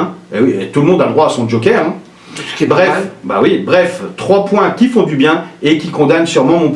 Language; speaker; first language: French; native; French